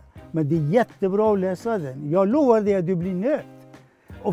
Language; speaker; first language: Swedish; non-native, fluent; Persian